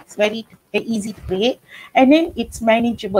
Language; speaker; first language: English; non-native, local second language; Malay